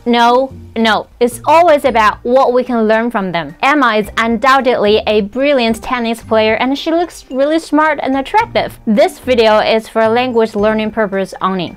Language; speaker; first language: English; non-native, fluent; Chinese